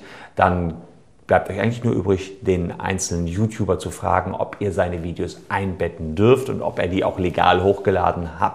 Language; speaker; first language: German; native; German